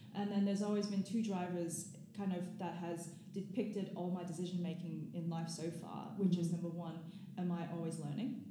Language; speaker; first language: English; native; English